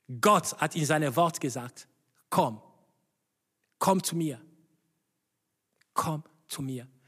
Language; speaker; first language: German; non-native, fluent; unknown